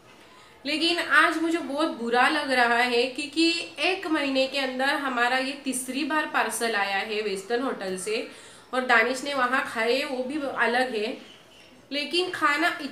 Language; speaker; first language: Hindi; native; Hindi